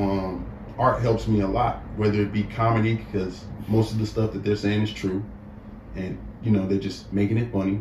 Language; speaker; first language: English; native; English